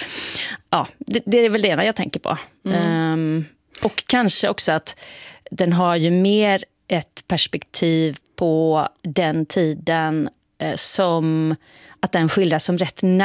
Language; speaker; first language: Swedish; native; Swedish